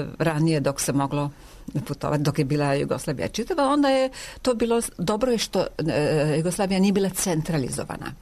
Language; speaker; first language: Serbian; non-native, local second language; Hungarian